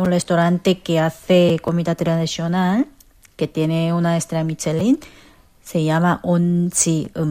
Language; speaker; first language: Spanish; non-native, learner; Korean